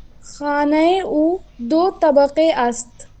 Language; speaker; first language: Persian; non-native, learner; Urdu